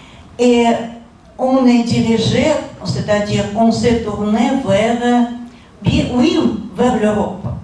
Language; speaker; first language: French; non-native, fluent; Russian